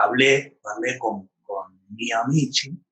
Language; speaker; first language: Italian; non-native, learner; Spanish